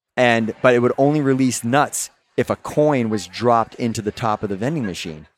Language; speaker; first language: English; native; English